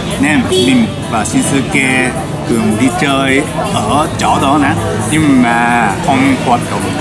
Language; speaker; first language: Vietnamese; non-native, learner; Japanese